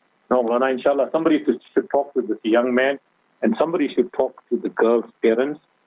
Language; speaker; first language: English; native; English